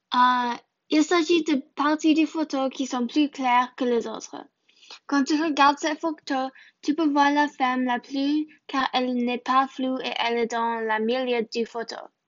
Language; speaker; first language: French; non-native, learner; English